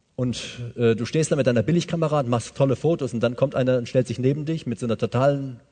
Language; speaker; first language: German; native; German